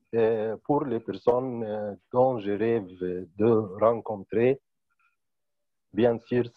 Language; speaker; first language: French; non-native, fluent; Arabic